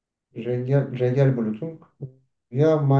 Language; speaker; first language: German; non-native, learner; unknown